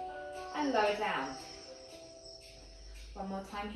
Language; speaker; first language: English; native; English